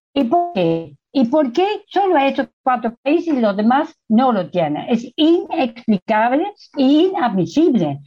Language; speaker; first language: Spanish; non-native, fluent; Dutch